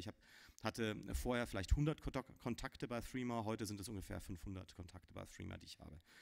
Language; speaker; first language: German; native; German